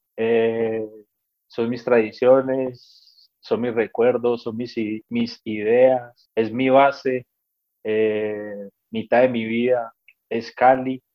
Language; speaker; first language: Spanish; native; Spanish